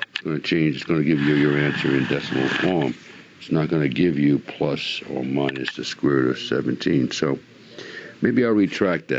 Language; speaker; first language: English; native; English